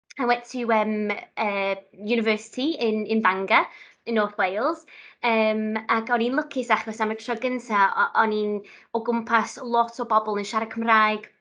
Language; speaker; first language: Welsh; non-native, local second language; Italian